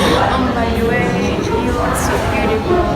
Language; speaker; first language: English; non-native, learner; Indonesian